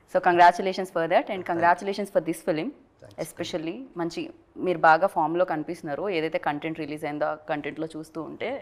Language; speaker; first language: Telugu; native; Telugu